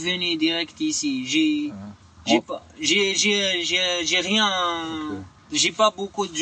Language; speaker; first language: French; non-native, learner; Arabic